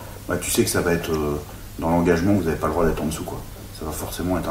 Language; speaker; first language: French; native; French